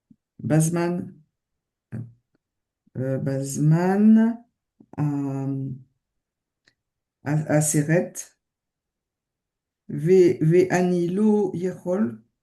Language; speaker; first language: Hebrew; non-native, learner; French